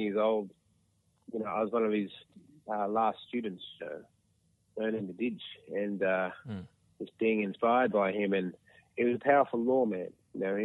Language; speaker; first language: English; native; English